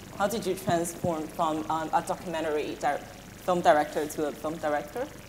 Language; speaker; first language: English; non-native, fluent; Chinese